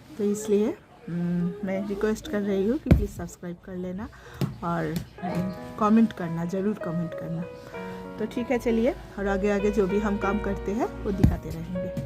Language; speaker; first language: Hindi; non-native, local second language; Bangla